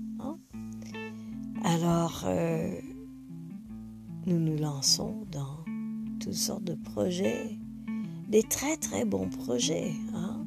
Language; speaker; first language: French; non-native, fluent; English